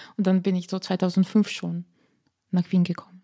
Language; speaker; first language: German; non-native, fluent; Slovenian